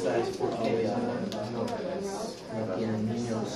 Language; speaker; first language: Spanish; non-native, learner; English